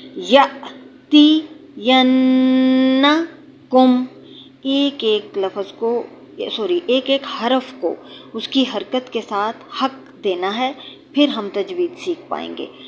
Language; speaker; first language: Urdu; native; Urdu